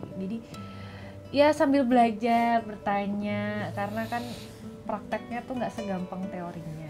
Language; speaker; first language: Indonesian; native; Indonesian